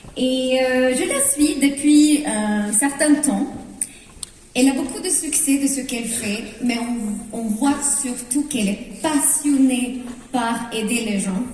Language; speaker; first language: French; non-native, fluent; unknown